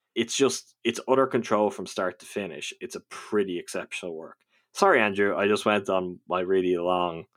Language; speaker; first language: English; native; English